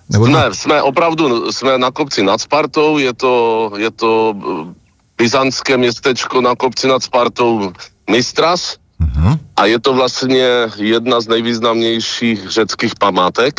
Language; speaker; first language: Czech; native; Czech